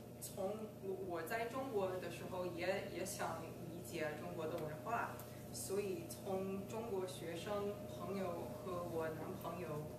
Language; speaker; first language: Chinese; non-native, fluent; English